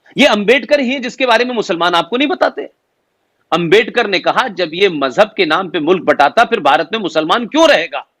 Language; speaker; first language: Hindi; native; Hindi